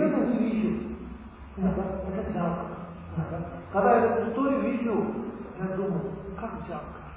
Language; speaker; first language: Russian; non-native, learner; Tibetan